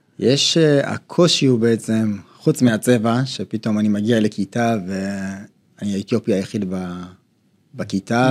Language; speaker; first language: Hebrew; early bilingual, other home language; Amharic